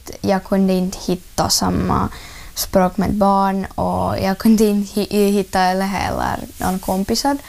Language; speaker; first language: Swedish; non-native, learner; Russian